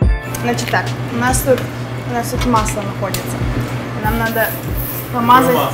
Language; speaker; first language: Russian; early bilingual, other home language; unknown